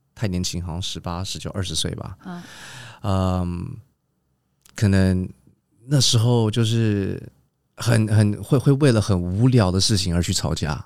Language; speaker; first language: Chinese; early bilingual, heritage; Chinese